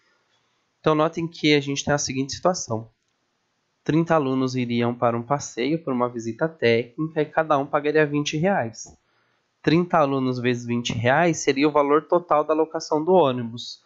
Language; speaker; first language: Portuguese; native; Portuguese